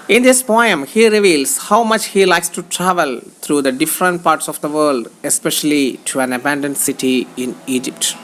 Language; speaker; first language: English; non-native, local second language; Malayalam